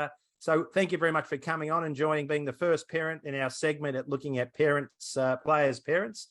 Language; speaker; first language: English; native; English